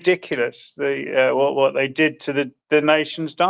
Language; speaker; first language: English; native; English